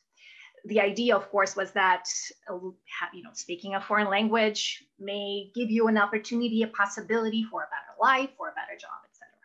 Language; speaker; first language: English; non-native, fluent; Russian